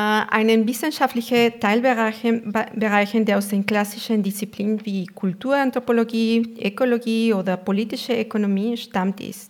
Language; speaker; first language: German; non-native, fluent; Spanish